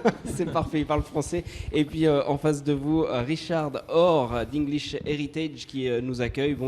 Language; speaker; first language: French; native; French